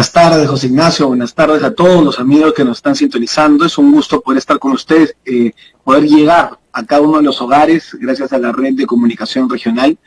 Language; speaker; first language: Spanish; native; Spanish